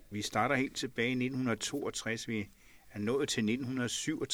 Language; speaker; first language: Danish; native; Danish